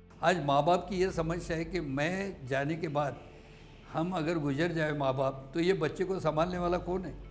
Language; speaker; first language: Hindi; non-native, local second language; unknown